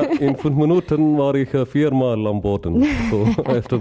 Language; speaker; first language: German; non-native, learner; Malayalam